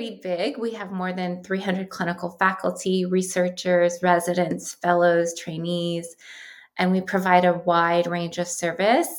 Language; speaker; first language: English; native; English